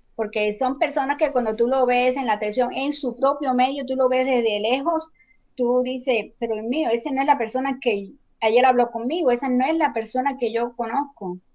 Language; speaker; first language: Spanish; native; Spanish